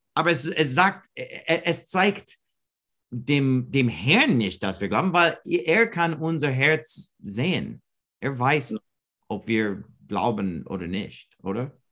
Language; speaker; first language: German; non-native, learner; English